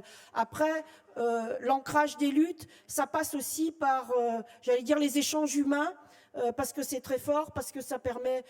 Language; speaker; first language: French; native; French